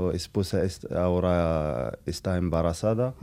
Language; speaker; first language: Spanish; non-native, learner; Arabic